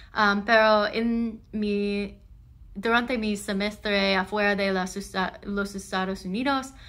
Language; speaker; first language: Spanish; non-native, learner; English